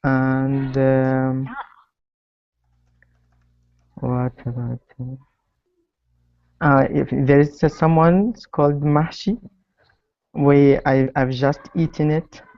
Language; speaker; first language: English; non-native, learner; Arabic